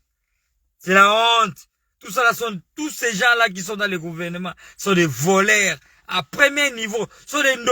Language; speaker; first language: French; non-native, local second language; Lingala